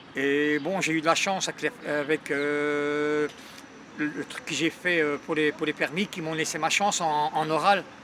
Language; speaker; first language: French; native; French